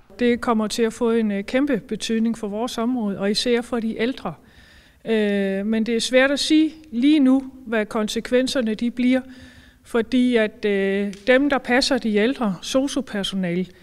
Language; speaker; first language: Danish; native; Danish